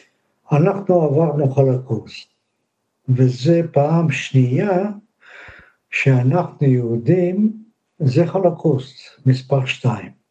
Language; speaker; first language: Hebrew; non-native, fluent; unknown